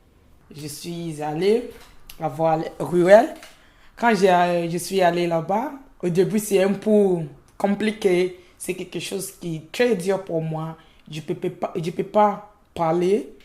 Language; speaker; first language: French; non-native, learner; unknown